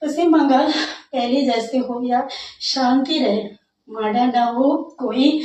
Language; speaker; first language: Hindi; non-native, local second language; Bangla